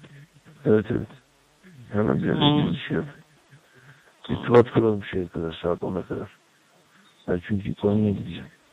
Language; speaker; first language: Turkish; native; Turkish